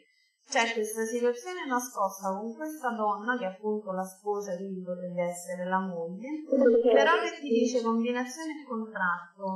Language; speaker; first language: Italian; native; Italian